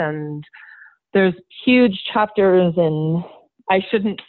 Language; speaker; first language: English; native; English